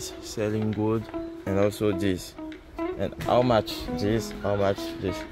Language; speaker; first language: English; non-native, learner; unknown